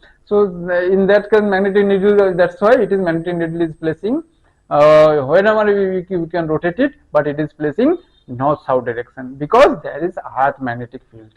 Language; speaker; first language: English; non-native, local second language; Hindi